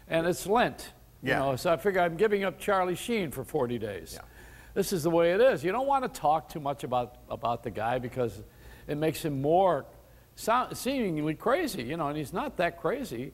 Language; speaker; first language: English; native; English